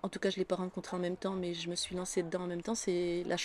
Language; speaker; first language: French; native; French